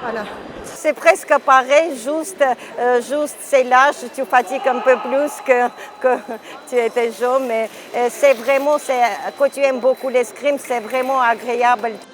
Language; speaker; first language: French; non-native, learner; Armenian